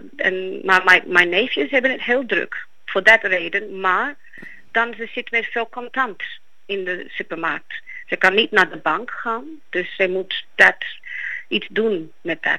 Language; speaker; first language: Dutch; non-native, fluent; Greek